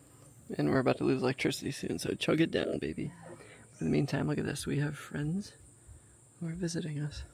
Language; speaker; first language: English; native; English